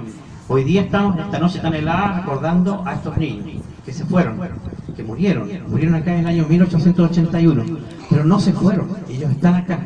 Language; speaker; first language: Spanish; native; Spanish